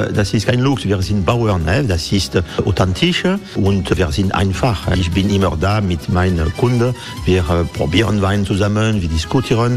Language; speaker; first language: German; non-native, fluent; French